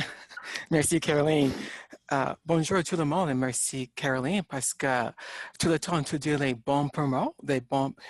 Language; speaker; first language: French; non-native, learner; English